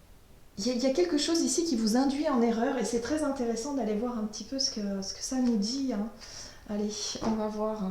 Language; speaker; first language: French; native; French